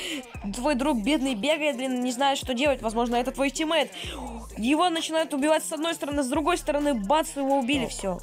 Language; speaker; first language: Russian; native; Russian